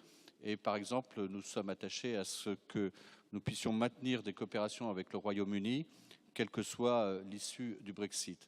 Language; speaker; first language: French; native; French